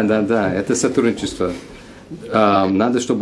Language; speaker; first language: Russian; non-native, fluent; English